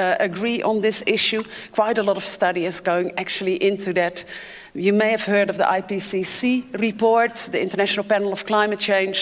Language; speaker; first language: English; non-native, fluent; Dutch